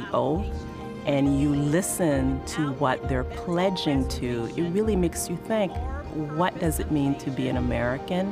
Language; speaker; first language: English; early bilingual, other home language; Haitian Creole